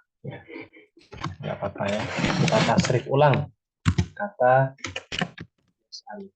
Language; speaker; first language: Indonesian; native; Indonesian